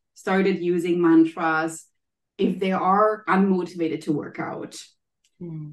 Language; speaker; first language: English; non-native, fluent; German